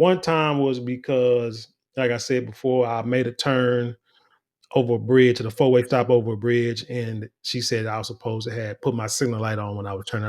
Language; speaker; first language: English; native; English